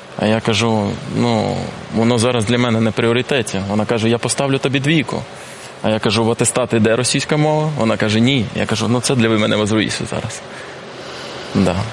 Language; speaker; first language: Ukrainian; non-native, local second language; Russian